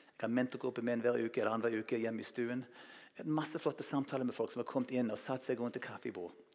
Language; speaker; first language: Norwegian; non-native, fluent; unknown